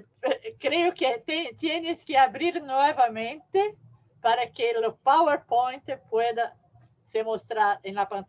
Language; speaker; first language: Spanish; non-native, learner; Portuguese